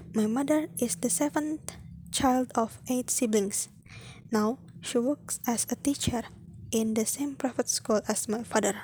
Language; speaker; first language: English; non-native, fluent; Indonesian